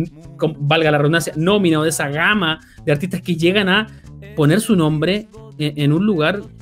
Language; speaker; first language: Spanish; native; Spanish